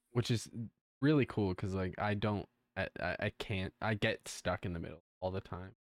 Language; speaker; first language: English; native; English